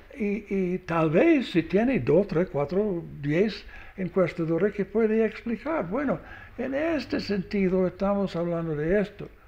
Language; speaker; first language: Spanish; non-native, learner; English